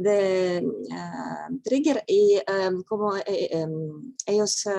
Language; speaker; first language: Spanish; non-native, fluent; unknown